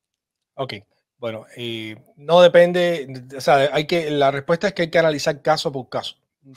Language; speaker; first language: Spanish; native; Spanish